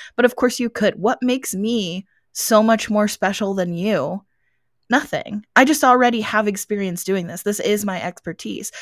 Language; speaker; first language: English; native; English